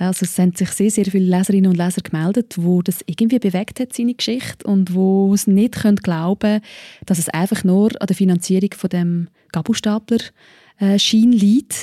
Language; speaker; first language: German; native; German